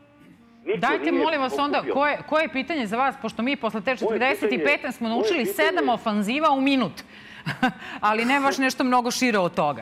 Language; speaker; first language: Serbian; native; Serbian